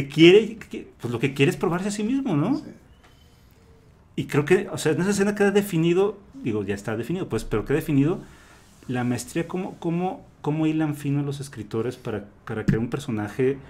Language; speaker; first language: Spanish; native; Spanish